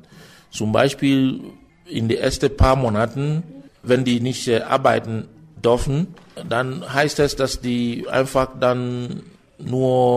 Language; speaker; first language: German; non-native, fluent; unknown